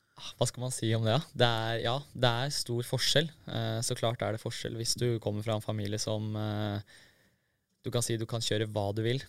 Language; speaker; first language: Norwegian; native; Norwegian